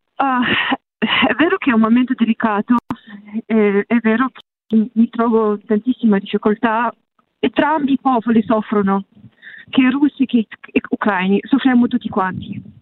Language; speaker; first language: Italian; non-native, fluent; Russian